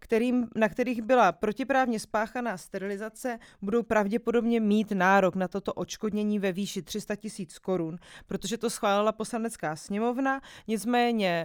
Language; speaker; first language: Czech; native; Czech